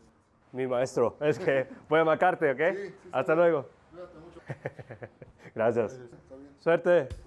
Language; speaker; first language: Spanish; non-native, learner; Korean